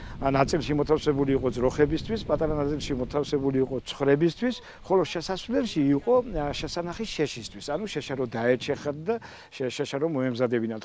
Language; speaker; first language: Georgian; native; Georgian